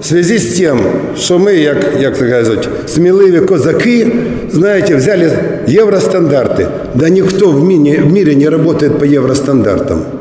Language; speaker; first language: Ukrainian; non-native, local second language; Russian